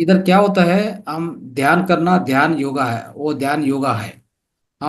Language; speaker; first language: Hindi; non-native, local second language; Kannada